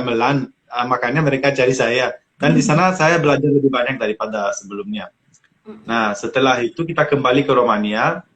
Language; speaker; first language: Indonesian; non-native, fluent; Romanian